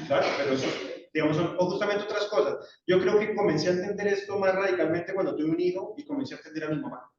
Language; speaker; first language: Spanish; native; Spanish